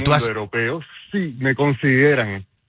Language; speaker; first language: Spanish; non-native, fluent; Papiamento